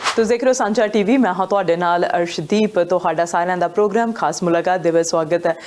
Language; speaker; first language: Punjabi; native; Punjabi